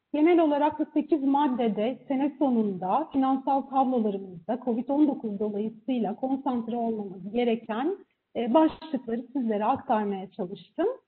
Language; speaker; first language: Turkish; native; Turkish